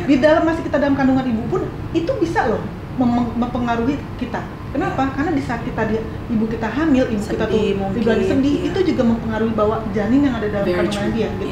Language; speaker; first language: Indonesian; native; Indonesian